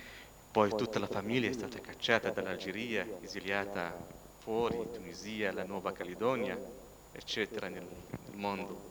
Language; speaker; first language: Italian; non-native, fluent; Arabic